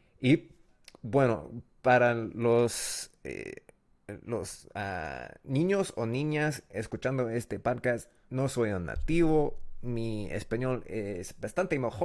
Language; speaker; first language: Spanish; non-native, learner; English